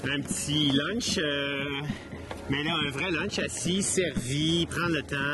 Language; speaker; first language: French; native; French